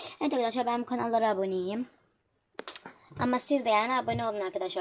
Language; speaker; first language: Turkish; native; Turkish